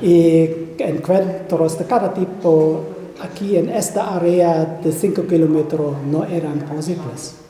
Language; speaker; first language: Spanish; non-native, fluent; German